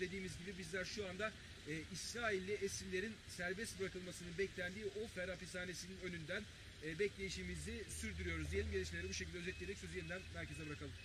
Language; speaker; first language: Turkish; native; Turkish